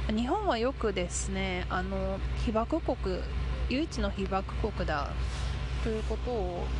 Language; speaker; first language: Japanese; native; Japanese